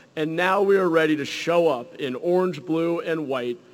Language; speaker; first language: English; native; English